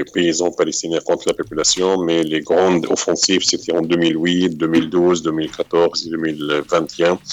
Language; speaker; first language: French; non-native, fluent; Arabic